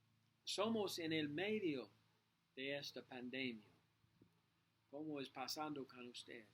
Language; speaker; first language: Spanish; non-native, learner; English